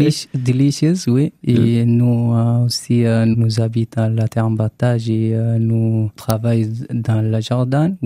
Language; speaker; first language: French; non-native, learner; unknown